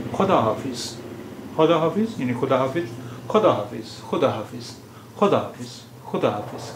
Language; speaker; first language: Urdu; native; Urdu